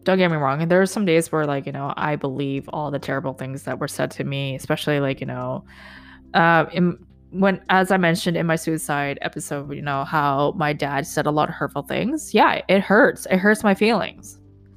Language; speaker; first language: English; native; English